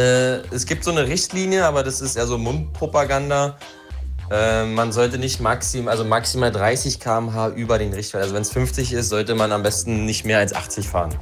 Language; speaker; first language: German; native; German